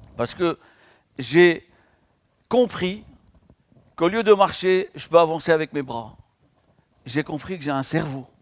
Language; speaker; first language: French; non-native, local second language; Arabic